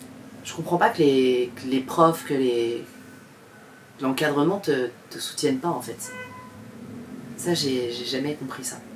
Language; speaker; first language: French; native; French